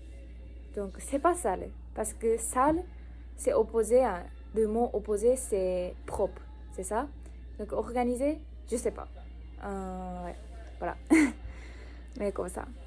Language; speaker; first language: French; non-native, learner; Japanese